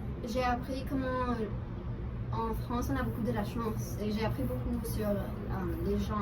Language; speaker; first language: French; non-native, learner; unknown